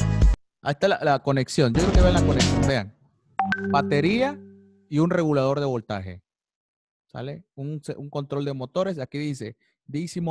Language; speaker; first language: Spanish; native; Spanish